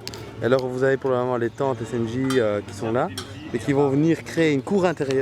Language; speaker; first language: French; native; French